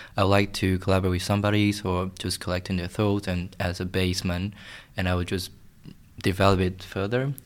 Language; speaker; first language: English; non-native, fluent; Chinese